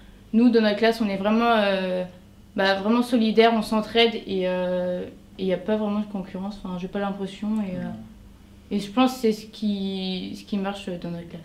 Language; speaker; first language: French; native; French